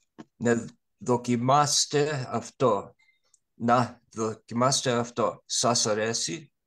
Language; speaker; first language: Greek; non-native, learner; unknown